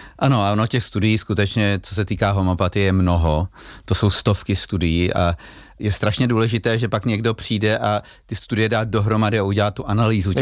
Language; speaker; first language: Czech; native; Czech